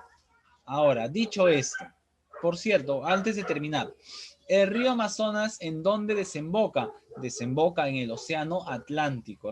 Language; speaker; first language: Spanish; native; Spanish